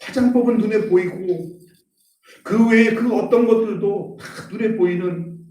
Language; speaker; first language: Korean; native; Korean